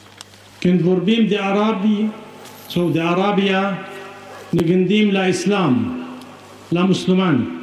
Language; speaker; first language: Romanian; non-native, fluent; Arabic